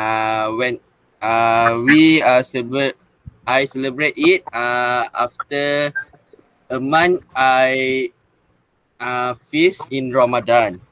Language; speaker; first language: English; non-native, local second language; Malay